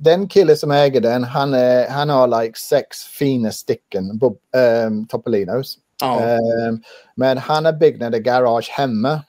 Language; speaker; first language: Swedish; non-native, fluent; English